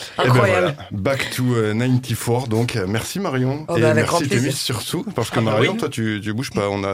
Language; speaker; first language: French; native; French